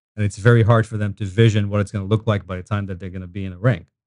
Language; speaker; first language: English; non-native, fluent; Hebrew